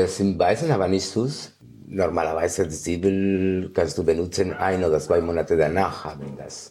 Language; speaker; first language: German; non-native, fluent; Spanish